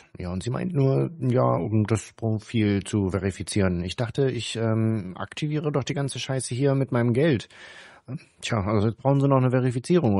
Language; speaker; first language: German; native; German